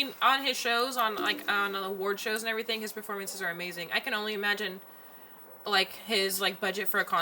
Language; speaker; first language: English; native; English